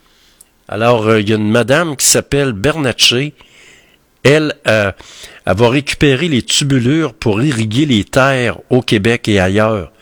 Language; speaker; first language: French; native; French